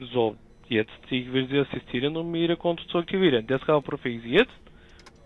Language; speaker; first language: German; non-native, learner; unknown